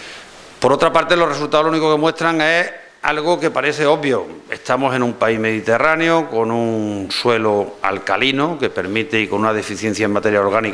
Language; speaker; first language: Spanish; native; Spanish